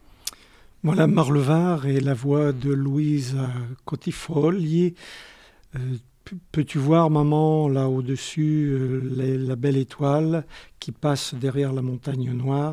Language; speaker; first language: French; native; French